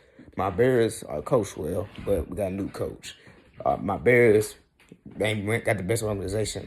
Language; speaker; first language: English; native; English